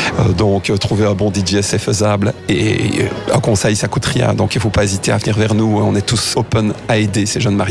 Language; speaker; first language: French; native; French